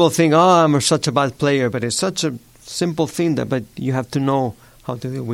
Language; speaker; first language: English; non-native, fluent; Spanish